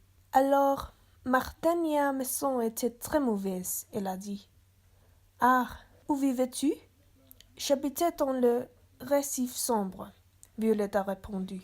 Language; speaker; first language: French; non-native, learner; English